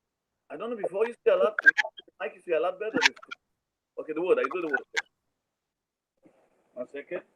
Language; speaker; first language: English; non-native, learner; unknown